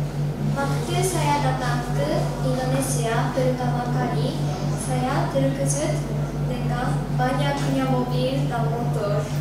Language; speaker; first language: Indonesian; non-native, learner; Japanese